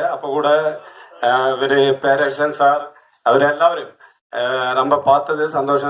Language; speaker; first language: Tamil; non-native, learner; Malayalam